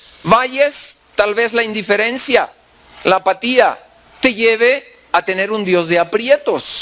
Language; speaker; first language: Spanish; native; Spanish